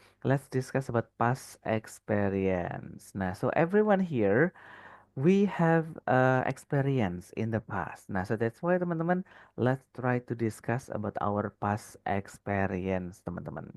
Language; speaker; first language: English; non-native, fluent; Indonesian